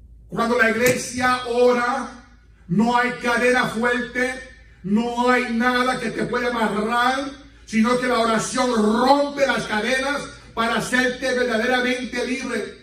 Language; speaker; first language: Spanish; native; Spanish